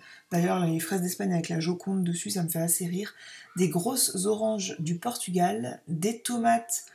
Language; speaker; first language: French; native; French